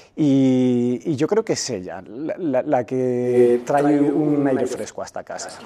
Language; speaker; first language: Spanish; native; Spanish